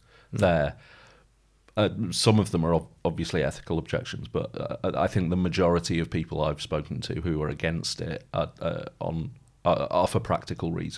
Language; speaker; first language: English; native; English